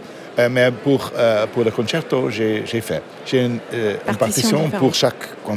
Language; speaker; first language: French; non-native, learner; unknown